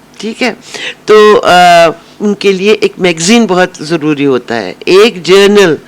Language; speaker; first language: Urdu; native; Urdu